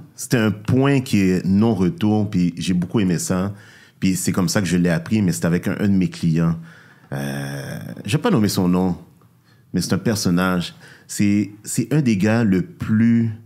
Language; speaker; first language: French; native; French